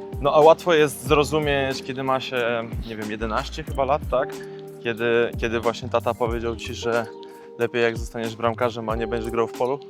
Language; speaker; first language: Polish; native; Polish